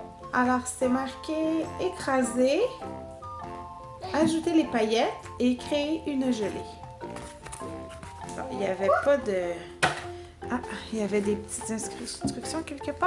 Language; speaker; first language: French; native; French